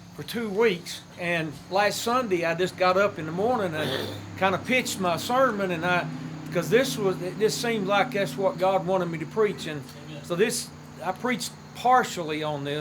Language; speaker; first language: English; native; English